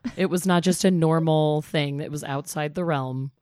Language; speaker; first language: English; native; English